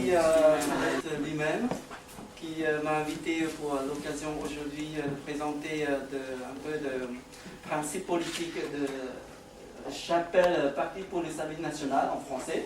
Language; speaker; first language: French; non-native, fluent; Khmer